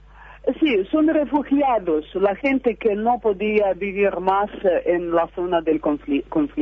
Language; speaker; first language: Spanish; non-native, fluent; Russian